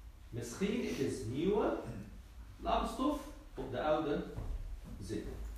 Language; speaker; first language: Dutch; non-native, fluent; Arabic